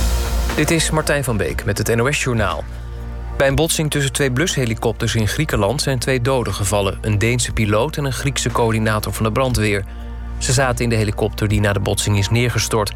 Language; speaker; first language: Dutch; native; Dutch